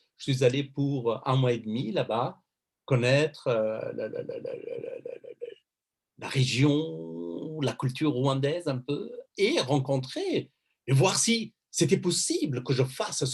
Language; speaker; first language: French; non-native, fluent; Persian